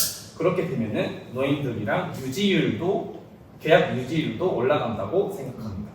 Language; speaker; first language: Korean; non-native, fluent; Japanese